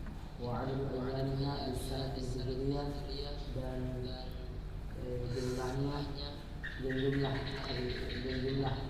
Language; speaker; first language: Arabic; non-native, learner; Indonesian